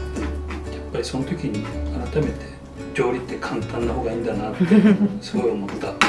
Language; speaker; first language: Japanese; native; Japanese